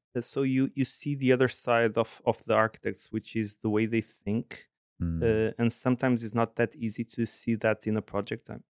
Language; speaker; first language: English; non-native, fluent; Portuguese